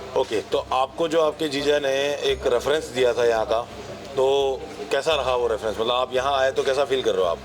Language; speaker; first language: Hindi; native; Hindi